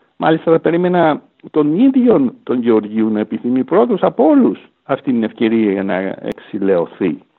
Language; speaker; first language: Greek; native; Greek